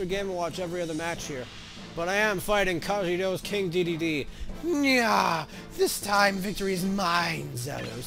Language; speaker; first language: English; native; English